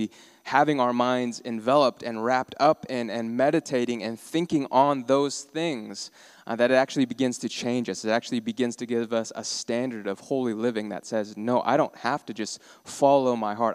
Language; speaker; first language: English; native; English